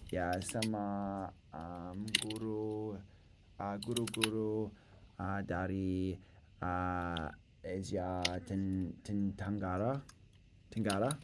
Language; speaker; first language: Indonesian; non-native, learner; English